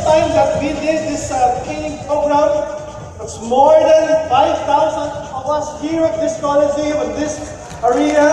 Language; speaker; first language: English; non-native, local second language; Filipino